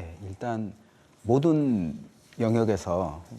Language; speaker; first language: Korean; native; Korean